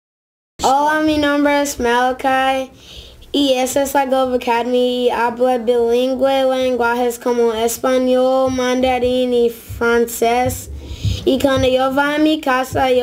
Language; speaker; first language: Spanish; non-native, learner; English